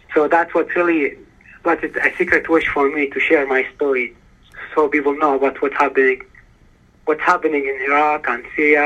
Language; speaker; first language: English; early bilingual, other home language; Arabic